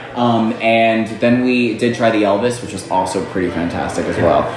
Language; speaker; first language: English; native; English